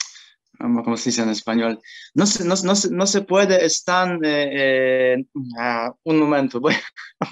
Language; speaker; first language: Spanish; non-native, learner; Ukrainian